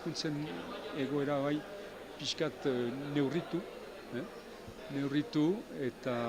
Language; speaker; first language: Basque; early bilingual, heritage; Basque